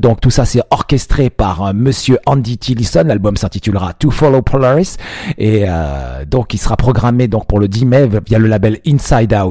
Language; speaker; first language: French; native; French